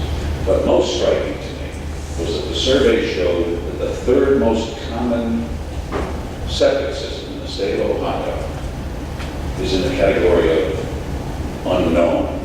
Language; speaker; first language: English; native; English